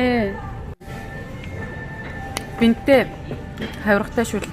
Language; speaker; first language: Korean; non-native, fluent; Mongolian